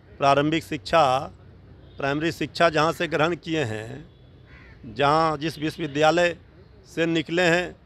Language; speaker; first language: Hindi; native; Hindi